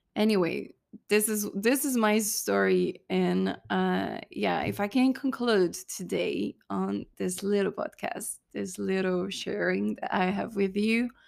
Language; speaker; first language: English; non-native, fluent; French